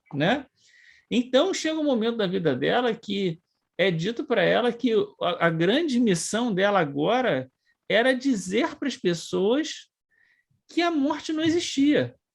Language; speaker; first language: Portuguese; native; Portuguese